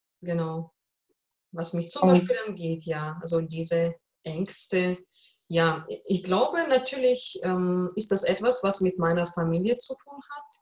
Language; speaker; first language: German; non-native, fluent; Russian